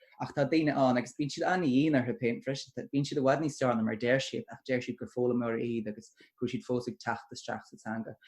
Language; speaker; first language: Irish; non-native, local second language; English